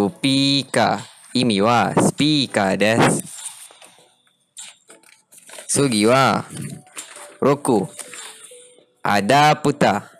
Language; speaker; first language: Japanese; non-native, learner; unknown